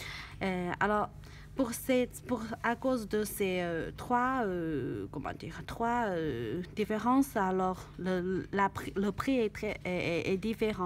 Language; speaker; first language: French; non-native, learner; Chinese